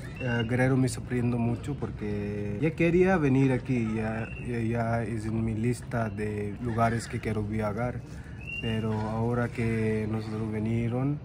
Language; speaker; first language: Spanish; non-native, learner; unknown